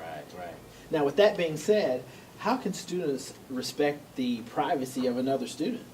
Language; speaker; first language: English; native; English